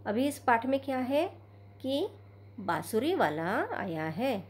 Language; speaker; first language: Hindi; non-native, local second language; Marathi